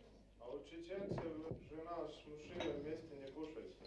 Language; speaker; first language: Russian; non-native, learner; Estonian